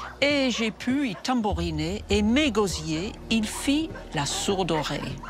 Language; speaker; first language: French; non-native, fluent; English